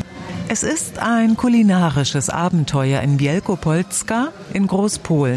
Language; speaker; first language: German; native; German